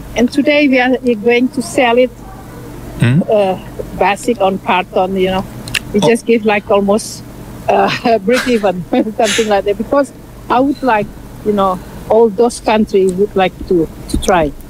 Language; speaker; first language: English; non-native, learner; Indonesian